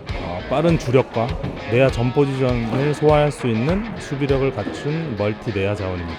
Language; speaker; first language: Korean; native; Korean